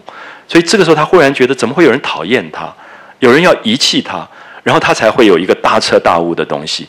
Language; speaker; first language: Chinese; native; Chinese